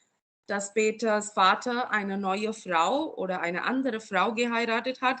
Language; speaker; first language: German; non-native, fluent; Marathi